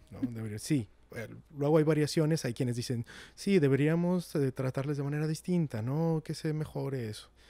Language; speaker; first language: Spanish; native; Spanish